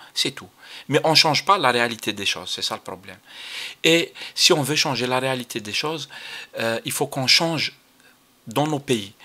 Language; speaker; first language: French; non-native, local second language; Arabic